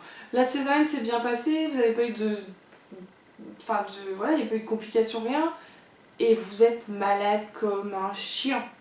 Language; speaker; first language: French; native; French